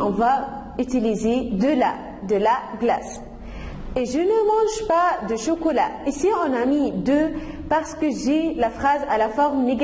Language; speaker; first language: French; non-native, fluent; Arabic